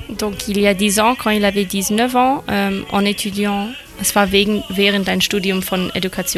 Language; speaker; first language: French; non-native, fluent; German